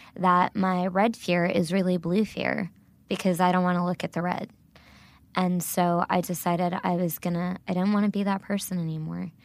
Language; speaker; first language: English; early bilingual, other home language; Gujarati